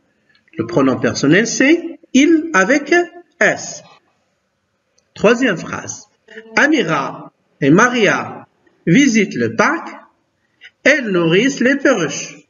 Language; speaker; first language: French; non-native, local second language; Arabic